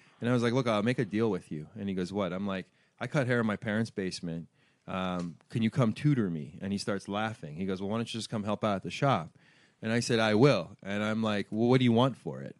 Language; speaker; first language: English; early bilingual, other home language; Persian